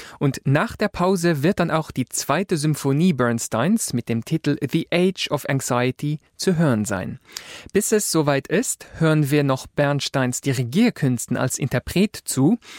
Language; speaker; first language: German; native; German